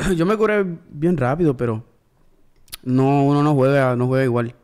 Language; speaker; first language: Spanish; early bilingual, heritage; Spanish